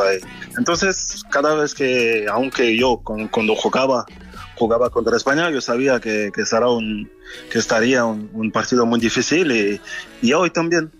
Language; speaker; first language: Spanish; non-native, fluent; French